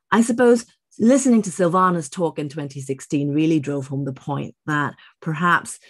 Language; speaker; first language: English; native; English